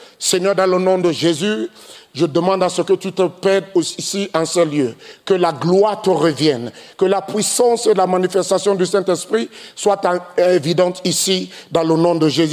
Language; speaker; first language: French; non-native, local second language; Krio